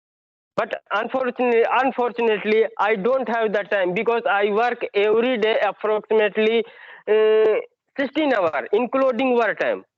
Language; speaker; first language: English; non-native, learner; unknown